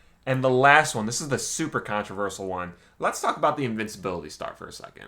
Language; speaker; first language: English; native; English